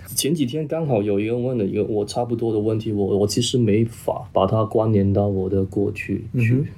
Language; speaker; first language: Chinese; non-native, local second language; Cantonese